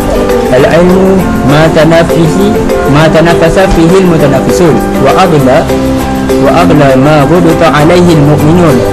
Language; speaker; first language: Arabic; non-native, learner; Malay